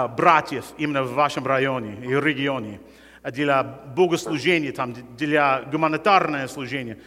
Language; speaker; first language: Russian; non-native, fluent; English